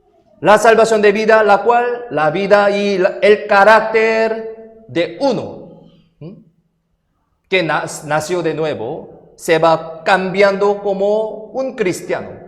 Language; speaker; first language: Spanish; non-native, fluent; Korean